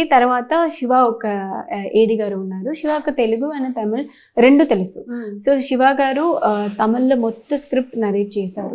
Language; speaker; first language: Telugu; non-native, learner; Tamil